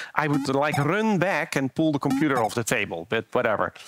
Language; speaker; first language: English; non-native, fluent; Dutch